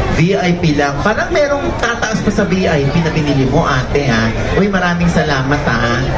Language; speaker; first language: Filipino; native; Filipino